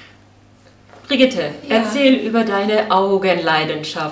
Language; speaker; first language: German; native; German